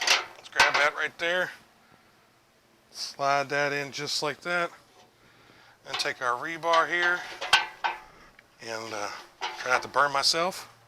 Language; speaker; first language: English; native; English